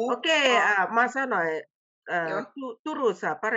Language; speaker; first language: Finnish; non-native, learner; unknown